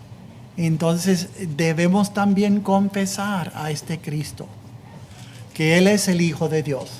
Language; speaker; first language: Spanish; non-native, fluent; English